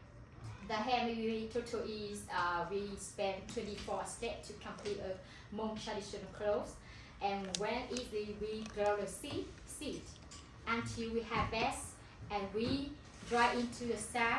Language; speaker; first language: English; non-native, learner; Hmong